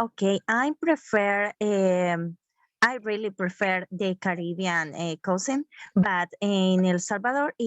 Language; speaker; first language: English; non-native, learner; Spanish